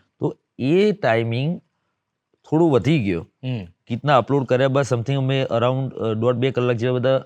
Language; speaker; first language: Gujarati; native; Gujarati